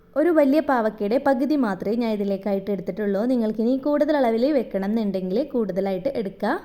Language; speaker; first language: Malayalam; native; Malayalam